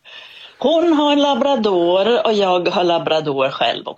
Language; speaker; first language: Swedish; native; Swedish